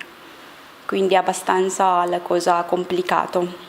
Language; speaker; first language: Italian; non-native, learner; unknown